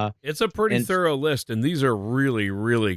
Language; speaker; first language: English; native; English